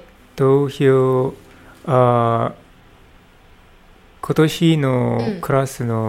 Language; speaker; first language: Japanese; non-native, learner; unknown